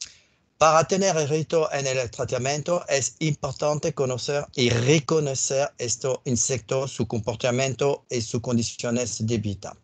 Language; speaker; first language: Spanish; non-native, learner; French